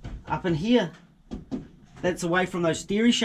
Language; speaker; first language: English; native; English